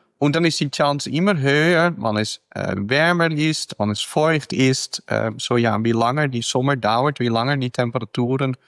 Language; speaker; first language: German; non-native, fluent; Dutch